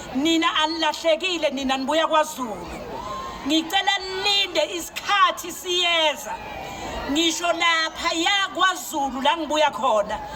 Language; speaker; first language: Zulu; native; Zulu